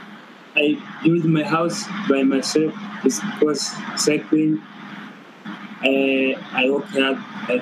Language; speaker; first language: English; non-native, local second language; Kinyarwanda